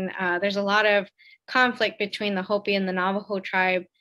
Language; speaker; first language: English; native; English